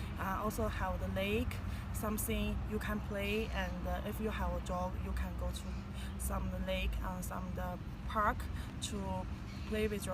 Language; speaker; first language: English; non-native, learner; Chinese